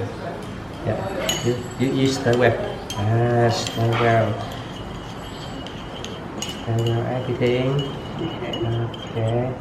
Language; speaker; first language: English; non-native, local second language; Vietnamese